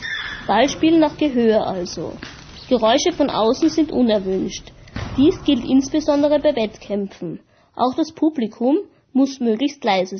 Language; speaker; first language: German; native; German